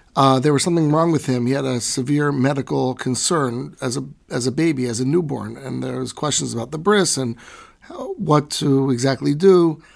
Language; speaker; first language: English; native; English